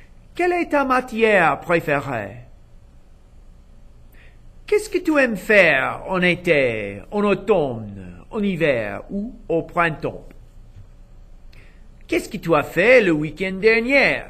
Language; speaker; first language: French; non-native, fluent; English